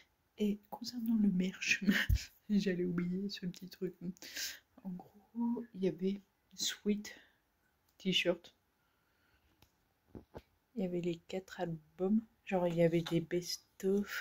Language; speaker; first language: French; native; French